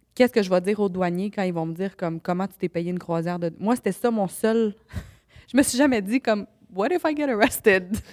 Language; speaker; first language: French; native; French